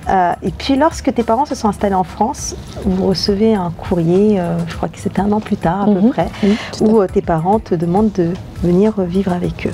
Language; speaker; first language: French; native; French